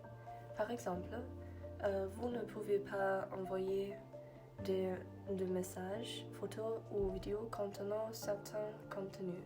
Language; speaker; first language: French; non-native, learner; German